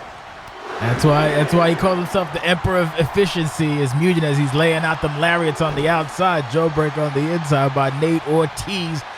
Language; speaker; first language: English; native; English